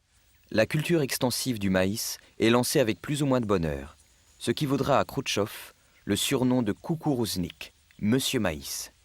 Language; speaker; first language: French; native; French